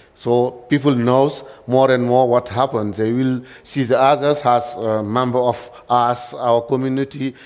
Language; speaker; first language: English; non-native, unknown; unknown